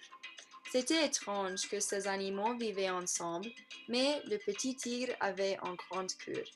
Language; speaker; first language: French; non-native, learner; English